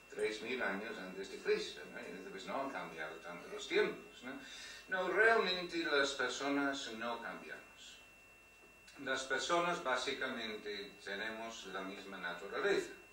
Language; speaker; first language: Spanish; non-native, fluent; English